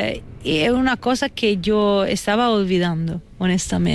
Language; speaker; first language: Spanish; non-native, fluent; Italian